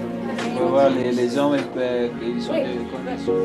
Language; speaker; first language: French; non-native, fluent; Spanish